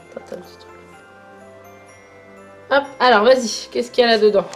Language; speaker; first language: French; native; French